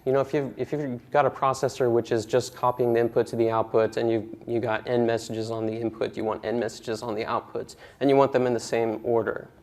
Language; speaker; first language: English; native; English